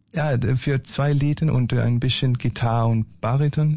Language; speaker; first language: German; non-native, learner; Danish